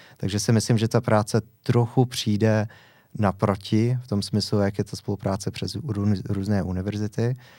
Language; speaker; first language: Czech; non-native, fluent; English